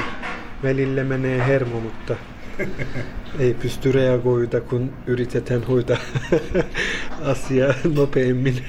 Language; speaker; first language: Finnish; non-native, fluent; Turkish